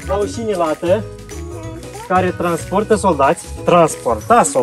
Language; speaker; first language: Romanian; native; Romanian